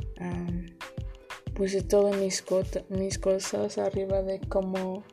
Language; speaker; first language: Spanish; early bilingual, heritage; Spanish